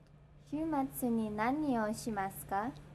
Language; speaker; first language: Japanese; non-native, learner; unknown